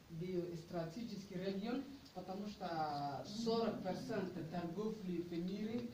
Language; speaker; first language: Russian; non-native, learner; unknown